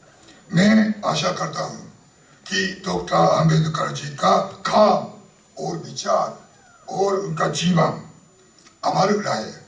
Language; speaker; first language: Hindi; non-native, fluent; Japanese